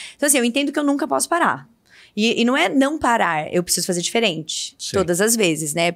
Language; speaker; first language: Portuguese; native; Portuguese